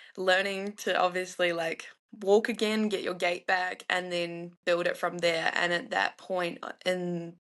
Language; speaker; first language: English; native; English